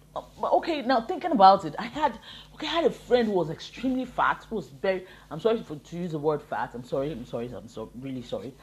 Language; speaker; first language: English; non-native, local second language; Yoruba